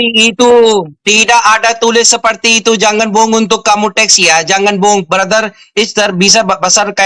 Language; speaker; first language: Indonesian; non-native, fluent; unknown